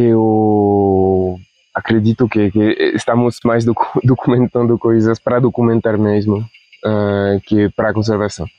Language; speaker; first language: Portuguese; non-native, fluent; Spanish